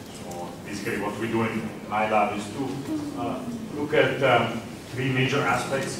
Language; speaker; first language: English; non-native, fluent; Italian